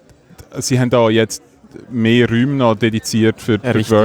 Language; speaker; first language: German; native; German